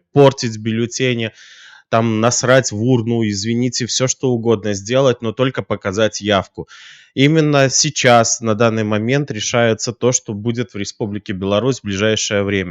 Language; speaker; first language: Russian; native; Russian